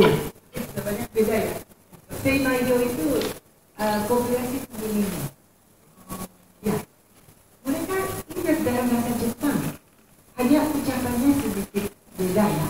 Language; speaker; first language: Indonesian; non-native, fluent; Japanese